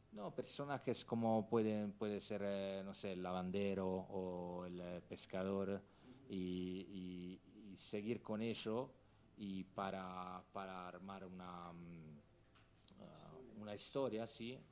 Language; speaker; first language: Spanish; non-native, fluent; Italian